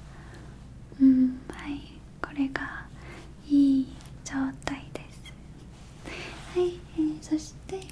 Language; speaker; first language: Japanese; non-native, learner; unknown